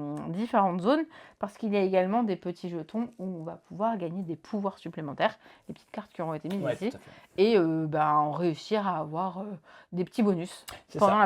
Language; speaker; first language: French; native; French